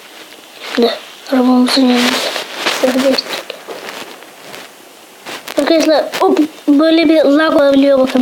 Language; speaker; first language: Turkish; native; Turkish